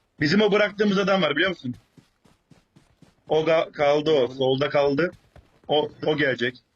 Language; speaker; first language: Turkish; native; Turkish